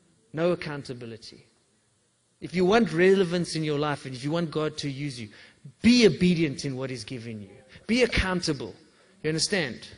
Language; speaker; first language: English; native; English